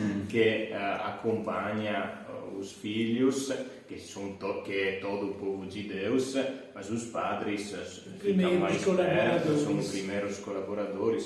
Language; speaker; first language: Portuguese; non-native, fluent; Italian